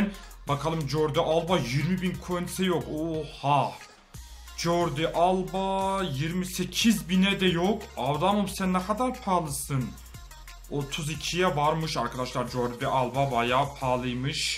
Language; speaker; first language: Turkish; native; Turkish